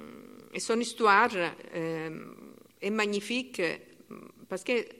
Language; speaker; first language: French; non-native, learner; Italian